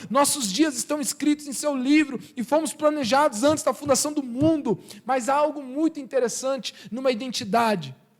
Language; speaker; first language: Portuguese; early bilingual, other home language; Spanish